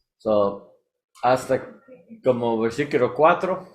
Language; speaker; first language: Spanish; non-native, learner; English